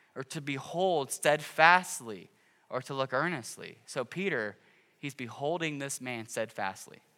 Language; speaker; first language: English; native; English